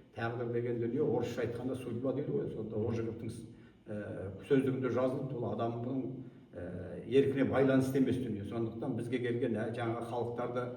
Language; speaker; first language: Kazakh; native; Kazakh